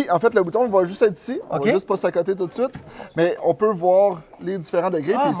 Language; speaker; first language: French; native; French